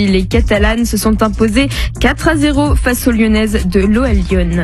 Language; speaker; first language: French; native; French